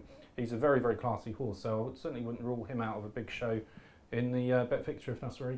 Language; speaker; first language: English; native; English